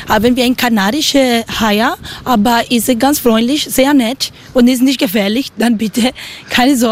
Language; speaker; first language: German; non-native, learner; Spanish